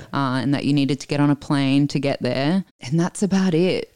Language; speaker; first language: English; early bilingual, other home language; Italian